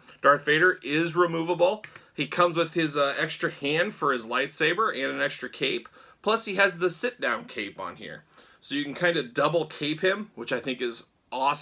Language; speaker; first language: English; native; English